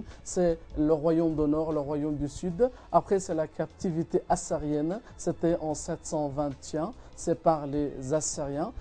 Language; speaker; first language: French; non-native, fluent; Arabic